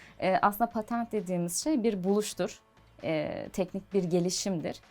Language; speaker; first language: Turkish; native; Turkish